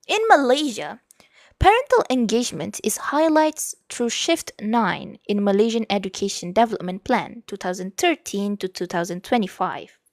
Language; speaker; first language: English; non-native, local second language; Malay